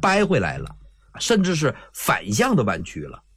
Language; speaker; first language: Chinese; native; Chinese